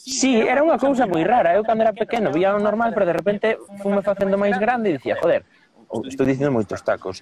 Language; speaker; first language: Galician; non-native, local second language; Spanish